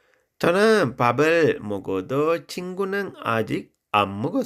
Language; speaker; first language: Korean; non-native, fluent; Sinhala